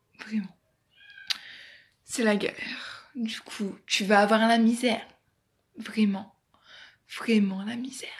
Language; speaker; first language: French; native; French